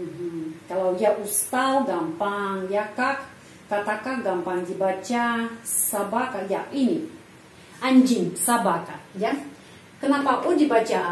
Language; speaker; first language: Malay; non-native, fluent; Russian